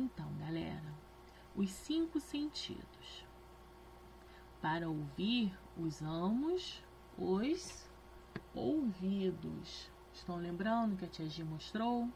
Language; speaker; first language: Portuguese; native; Portuguese